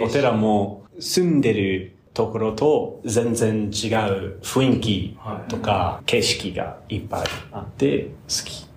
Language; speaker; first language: Japanese; non-native, fluent; English